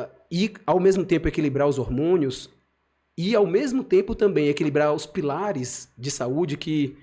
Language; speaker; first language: Portuguese; native; Portuguese